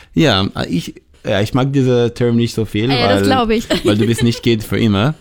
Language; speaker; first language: German; non-native, fluent; Hebrew